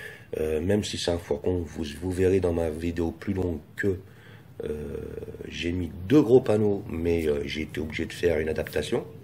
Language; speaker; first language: French; native; French